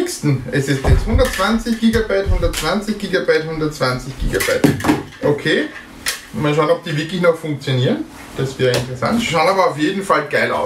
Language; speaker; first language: German; native; German